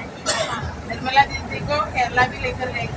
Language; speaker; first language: Hindi; non-native, local second language; Malayalam